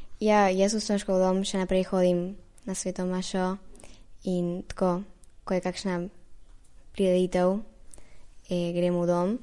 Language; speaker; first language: Slovenian; early bilingual, heritage; Slovenian